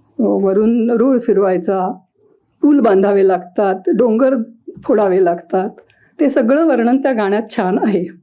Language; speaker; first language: Marathi; native; Marathi